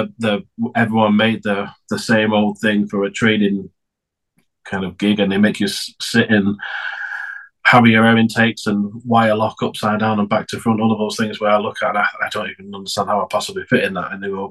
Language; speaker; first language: English; native; English